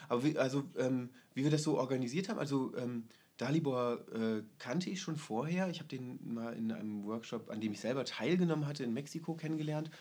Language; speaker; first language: German; native; German